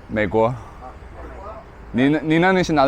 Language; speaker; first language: Chinese; non-native, learner; English